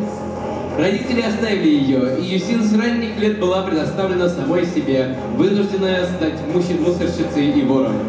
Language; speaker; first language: Russian; native; Russian